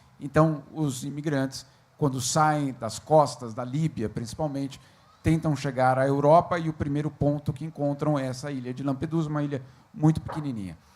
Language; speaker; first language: Portuguese; native; Portuguese